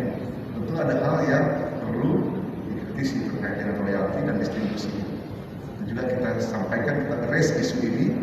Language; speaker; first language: Indonesian; native; Indonesian